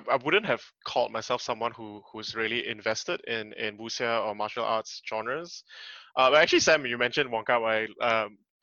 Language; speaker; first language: English; native; English